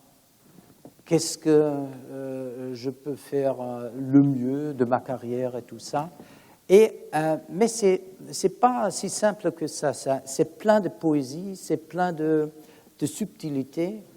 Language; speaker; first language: French; non-native, fluent; German